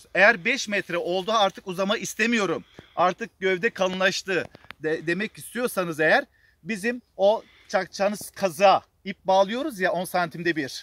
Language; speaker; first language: Turkish; native; Turkish